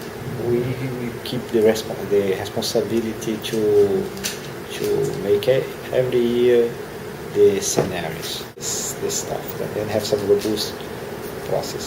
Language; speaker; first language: English; non-native, learner; Portuguese